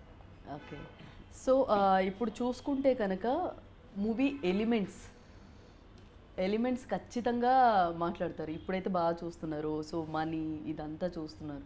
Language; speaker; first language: Telugu; native; Telugu